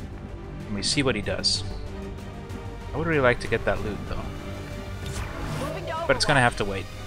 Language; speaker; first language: English; native; English